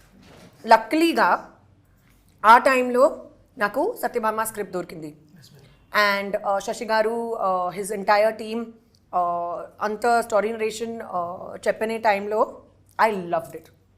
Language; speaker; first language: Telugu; non-native, learner; Hindi